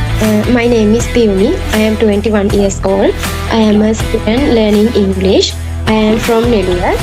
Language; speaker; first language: English; non-native, learner; Sinhala